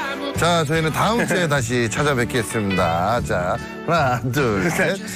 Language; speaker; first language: Korean; native; Korean